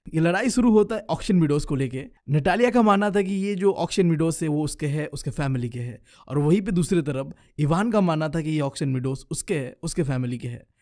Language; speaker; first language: Hindi; non-native, local second language; Bangla